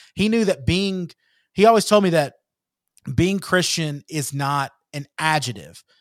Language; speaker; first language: English; native; English